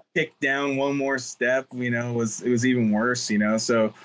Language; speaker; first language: English; native; English